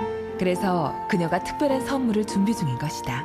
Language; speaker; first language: Korean; native; Korean